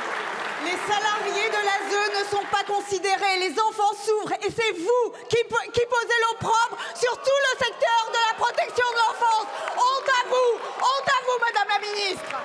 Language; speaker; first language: French; native; French